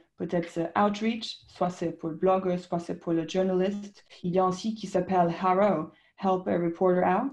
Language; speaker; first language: French; non-native, fluent; English